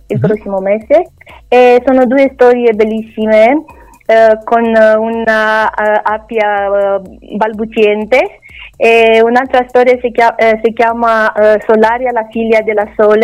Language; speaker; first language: Italian; non-native, learner; Romanian